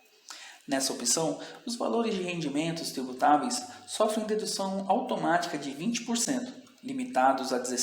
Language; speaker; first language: Portuguese; native; Portuguese